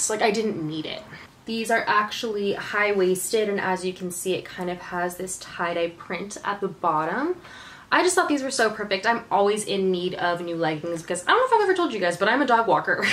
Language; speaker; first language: English; native; English